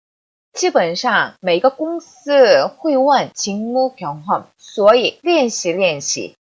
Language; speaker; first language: Chinese; non-native, fluent; Korean